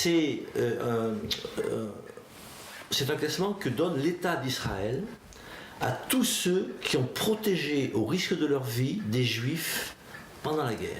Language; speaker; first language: French; native; French